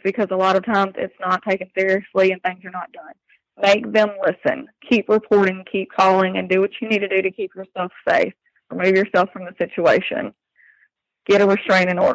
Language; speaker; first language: English; native; English